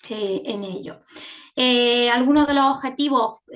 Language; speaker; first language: Spanish; native; Spanish